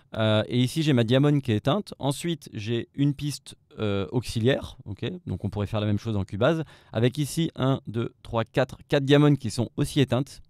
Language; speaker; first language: French; native; French